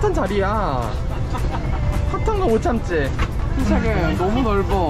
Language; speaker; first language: Korean; native; Korean